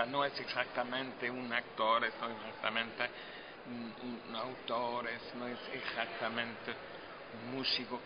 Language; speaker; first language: Spanish; non-native, fluent; French